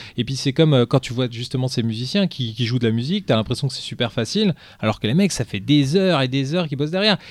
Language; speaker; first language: French; early bilingual, other home language; Portuguese